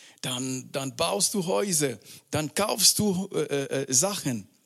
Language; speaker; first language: German; non-native, fluent; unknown